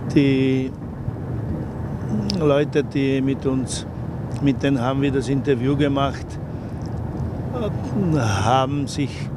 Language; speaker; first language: German; non-native, fluent; Polish